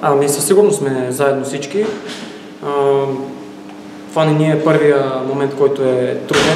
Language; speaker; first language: Bulgarian; native; Bulgarian